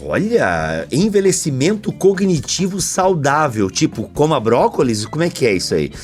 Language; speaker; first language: Portuguese; native; Portuguese